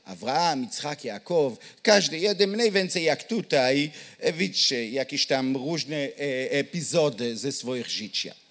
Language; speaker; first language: Polish; non-native, learner; Hebrew